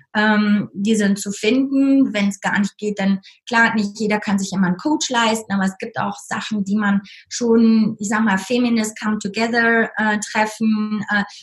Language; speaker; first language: German; native; German